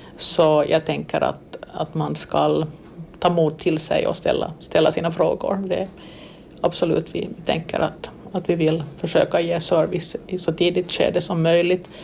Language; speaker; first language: Swedish; native; Swedish